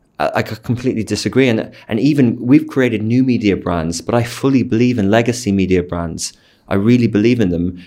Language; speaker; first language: English; native; English